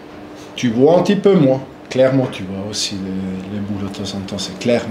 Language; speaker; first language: French; non-native, local second language; German